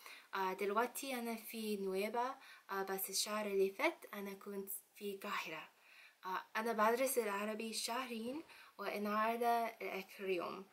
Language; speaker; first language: Arabic; non-native, learner; English